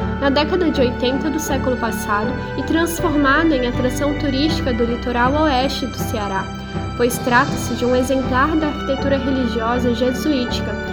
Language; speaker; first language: Portuguese; native; Portuguese